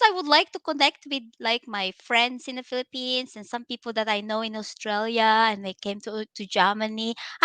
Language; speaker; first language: English; non-native, local second language; Filipino